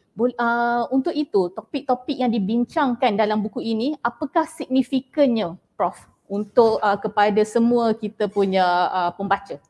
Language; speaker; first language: Malay; native; Malay